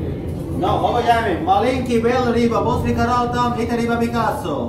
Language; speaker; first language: Russian; non-native, learner; Arabic